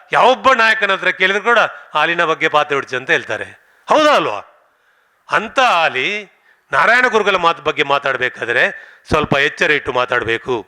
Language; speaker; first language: Kannada; non-native, local second language; Tulu